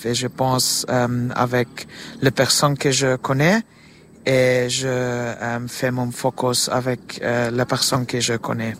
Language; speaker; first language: French; non-native, learner; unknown